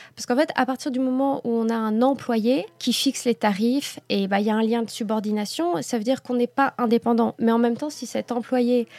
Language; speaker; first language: French; native; French